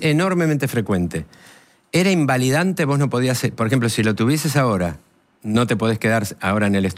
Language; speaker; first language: Spanish; native; Spanish